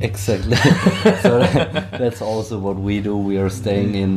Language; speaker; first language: English; non-native, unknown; German